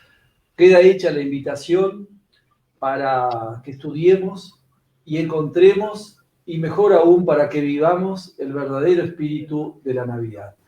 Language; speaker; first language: Spanish; native; Spanish